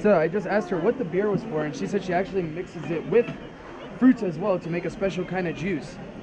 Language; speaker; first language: English; native; English